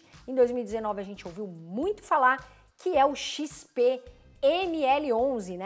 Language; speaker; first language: Portuguese; native; Portuguese